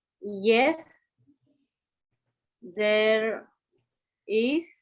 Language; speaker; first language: English; non-native, learner; Spanish